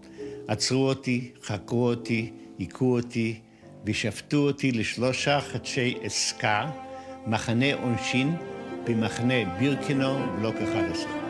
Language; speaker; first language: Hebrew; non-native, fluent; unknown